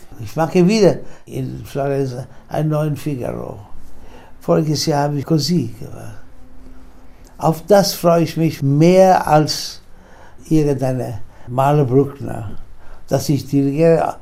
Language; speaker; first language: German; non-native, fluent; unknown